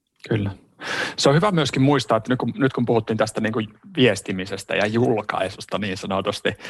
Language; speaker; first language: Finnish; native; Finnish